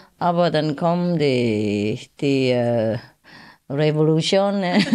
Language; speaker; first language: German; non-native, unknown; Vietnamese